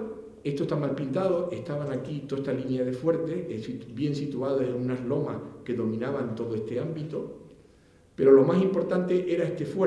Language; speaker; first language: Spanish; native; Spanish